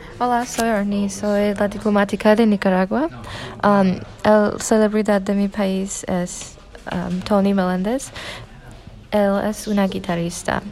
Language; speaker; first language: Spanish; non-native, learner; English